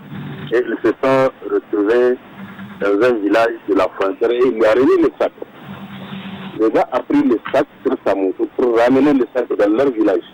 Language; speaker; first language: French; non-native, local second language; Hausa